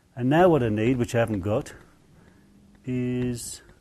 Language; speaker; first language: English; native; English